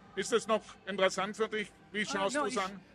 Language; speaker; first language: German; native; German